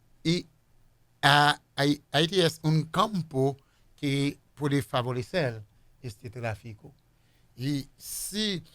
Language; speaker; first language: Spanish; non-native, fluent; Haitian Creole